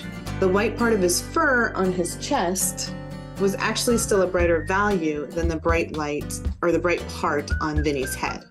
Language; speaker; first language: English; native; English